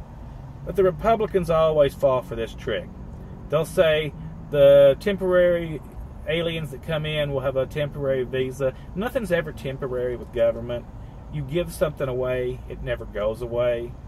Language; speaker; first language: English; native; English